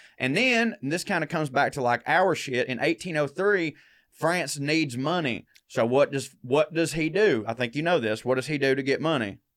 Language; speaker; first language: English; native; English